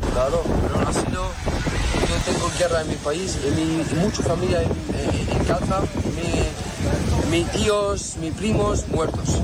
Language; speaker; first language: Spanish; non-native, learner; Arabic